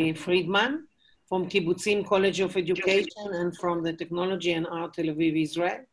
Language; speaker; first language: English; non-native, fluent; Hebrew